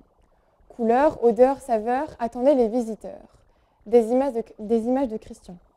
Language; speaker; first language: French; native; French